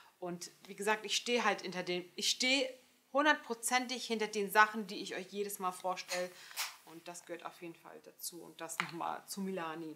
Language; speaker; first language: German; early bilingual, other home language; Turkish